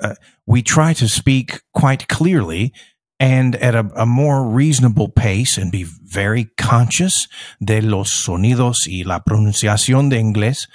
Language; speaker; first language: Spanish; non-native, fluent; English